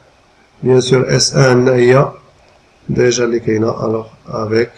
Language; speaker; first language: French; non-native, local second language; Arabic